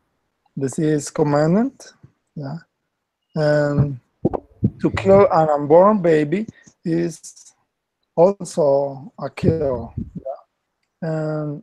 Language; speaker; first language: English; non-native, learner; Spanish